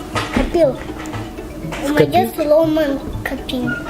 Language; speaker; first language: Russian; non-native, learner; Tajik